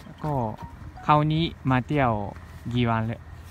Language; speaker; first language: Thai; non-native, learner; Japanese